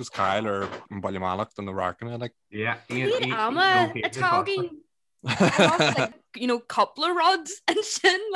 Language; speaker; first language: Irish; non-native, local second language; English